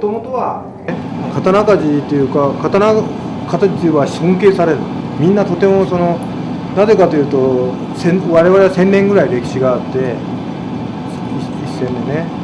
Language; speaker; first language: Japanese; native; Japanese